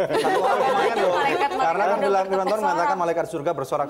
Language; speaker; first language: Indonesian; native; Indonesian